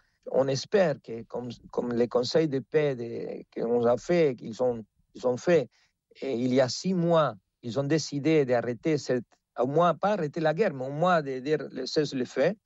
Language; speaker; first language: French; non-native, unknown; Spanish